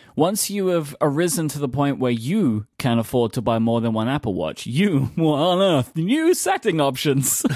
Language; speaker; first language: English; native; English